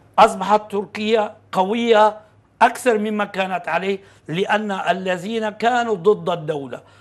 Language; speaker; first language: Arabic; non-native, fluent; Turkish